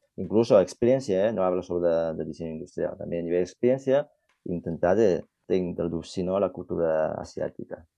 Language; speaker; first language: Spanish; non-native, fluent; Chinese